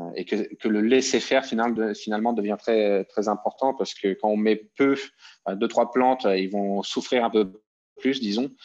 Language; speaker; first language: French; native; French